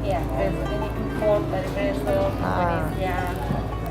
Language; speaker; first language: Indonesian; non-native, fluent; Turkish